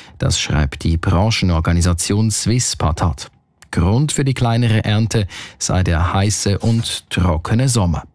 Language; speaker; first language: German; native; German